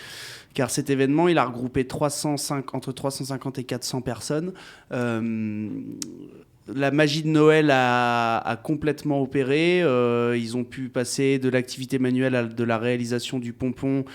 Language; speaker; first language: French; native; French